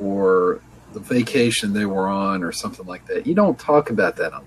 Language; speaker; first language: English; native; English